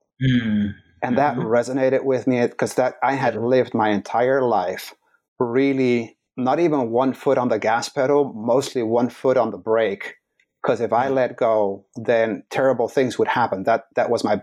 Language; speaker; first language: English; non-native, fluent; Dutch